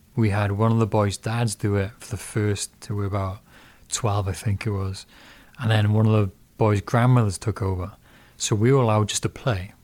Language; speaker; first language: English; native; English